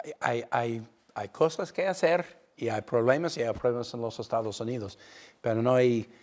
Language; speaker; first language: Spanish; non-native, fluent; English